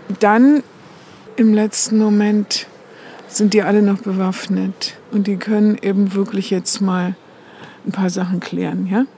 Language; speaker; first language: German; native; German